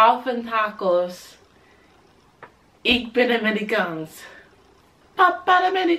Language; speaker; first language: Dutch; non-native, learner; English